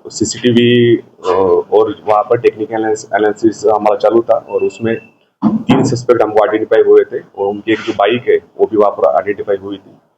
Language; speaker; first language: Hindi; non-native, local second language; Marathi